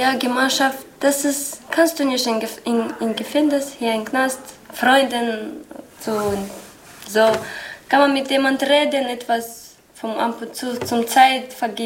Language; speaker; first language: German; non-native, learner; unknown